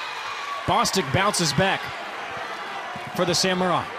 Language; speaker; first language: English; native; English